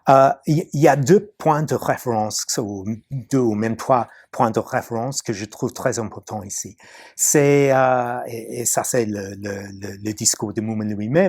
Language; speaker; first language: French; non-native, fluent; English